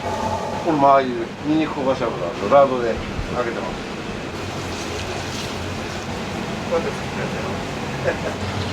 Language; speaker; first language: Japanese; native; Japanese